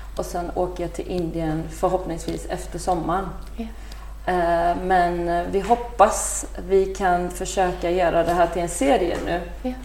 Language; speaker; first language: Swedish; early bilingual, other home language; Persian